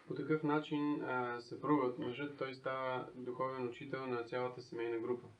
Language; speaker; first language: Bulgarian; native; Bulgarian